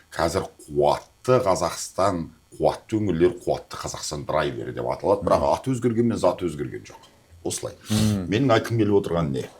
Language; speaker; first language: Kazakh; native; Kazakh